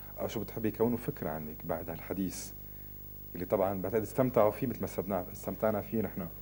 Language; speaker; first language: Arabic; native; Arabic